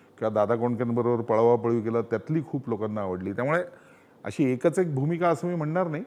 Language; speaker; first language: Marathi; native; Marathi